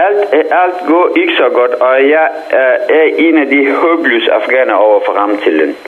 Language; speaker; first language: Danish; non-native, fluent; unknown